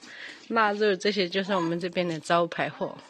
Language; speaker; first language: Chinese; native; Chinese